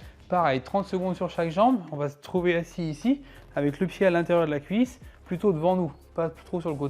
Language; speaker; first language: French; native; French